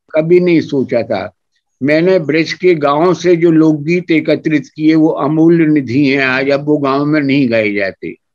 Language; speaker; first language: Hindi; native; Hindi